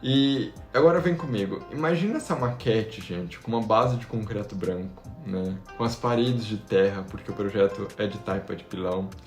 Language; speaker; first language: Portuguese; native; Portuguese